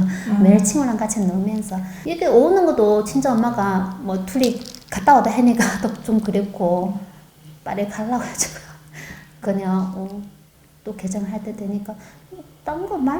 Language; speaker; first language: Korean; non-native, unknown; Chinese